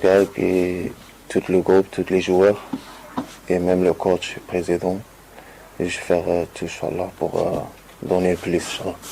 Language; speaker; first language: French; non-native, learner; Arabic